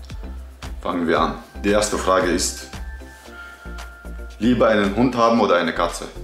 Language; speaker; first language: German; early bilingual, other home language; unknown